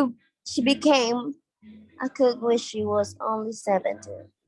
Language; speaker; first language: English; non-native, learner; Spanish